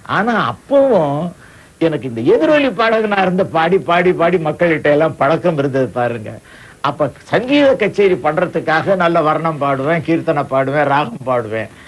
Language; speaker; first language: Tamil; non-native, local second language; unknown